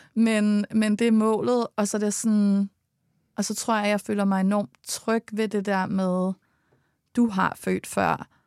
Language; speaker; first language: Danish; native; Danish